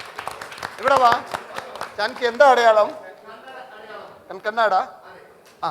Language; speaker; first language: Malayalam; non-native, local second language; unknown